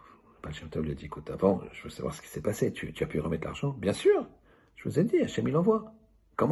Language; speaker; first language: French; native; French